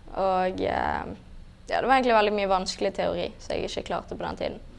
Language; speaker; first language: Norwegian; native; Norwegian